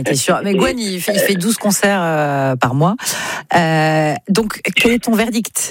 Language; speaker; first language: French; native; French